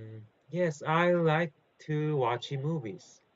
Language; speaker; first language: English; non-native, learner; Korean